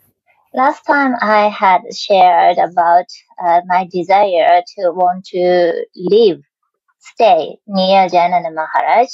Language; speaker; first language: English; non-native, learner; Japanese